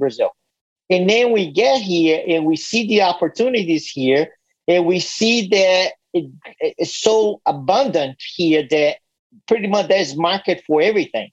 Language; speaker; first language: English; non-native, fluent; Portuguese